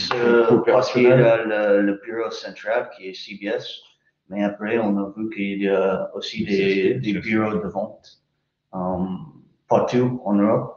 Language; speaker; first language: French; non-native, fluent; English